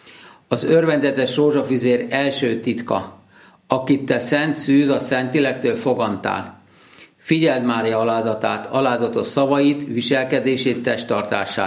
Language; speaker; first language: Hungarian; native; Hungarian